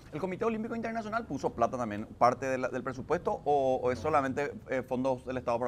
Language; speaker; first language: Spanish; native; Spanish